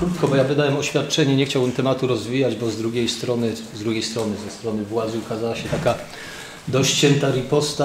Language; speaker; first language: Polish; native; Polish